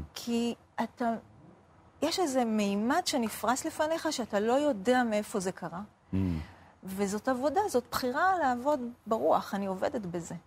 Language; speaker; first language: Hebrew; early bilingual, other home language; Arabic